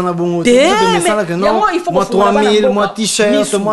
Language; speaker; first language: French; non-native, local second language; Lingala